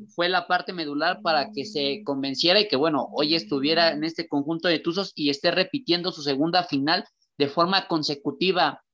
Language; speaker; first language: Spanish; native; Spanish